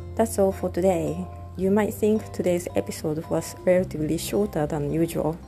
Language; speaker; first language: English; non-native, fluent; Japanese